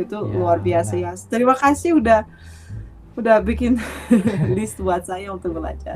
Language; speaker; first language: Indonesian; non-native, fluent; Russian